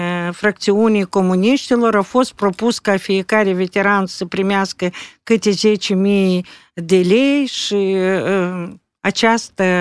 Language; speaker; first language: Romanian; non-native, local second language; Russian